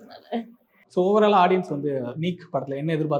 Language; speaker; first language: Tamil; native; Tamil